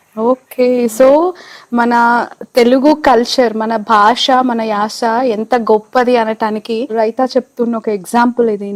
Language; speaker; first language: Telugu; native; Telugu